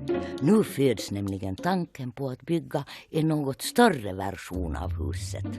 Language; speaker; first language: Swedish; native; Swedish